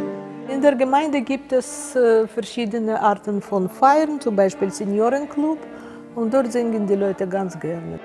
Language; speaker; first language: German; non-native, fluent; Russian